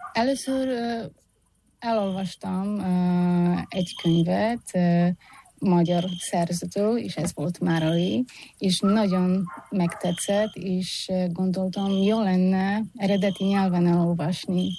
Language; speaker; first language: Hungarian; non-native, learner; Polish